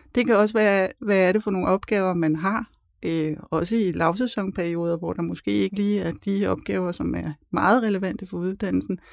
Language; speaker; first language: Danish; native; Danish